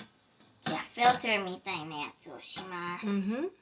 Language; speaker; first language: Japanese; early bilingual, heritage; Japanese